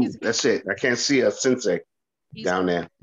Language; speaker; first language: English; native; English